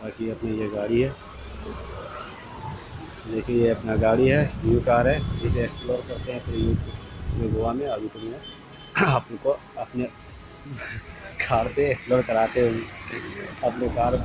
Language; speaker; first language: Hindi; native; Hindi